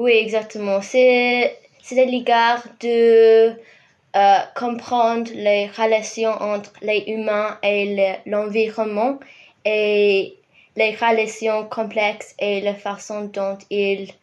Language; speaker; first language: French; non-native, fluent; English